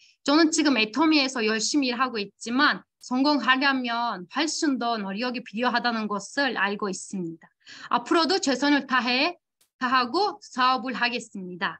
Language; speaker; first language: Korean; non-native, fluent; Turkish